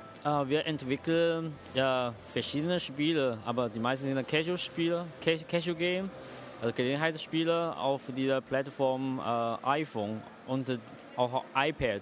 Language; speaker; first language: German; non-native, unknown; Chinese